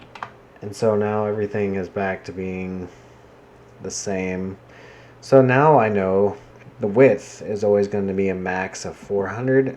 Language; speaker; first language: English; native; English